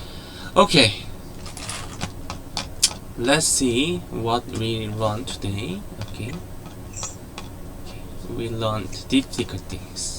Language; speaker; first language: English; non-native, learner; Korean